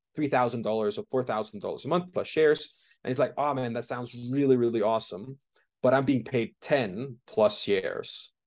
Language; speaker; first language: English; non-native, fluent; Danish